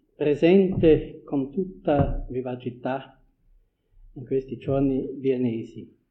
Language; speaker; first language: Italian; non-native, fluent; German